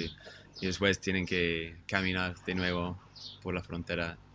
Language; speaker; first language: Spanish; non-native, fluent; English